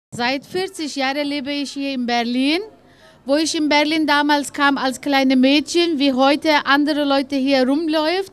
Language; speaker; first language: German; early bilingual, other home language; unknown